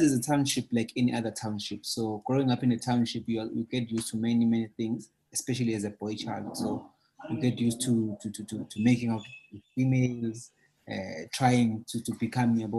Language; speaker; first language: English; non-native, local second language; Zulu